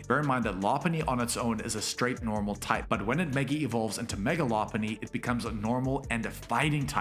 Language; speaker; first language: English; native; English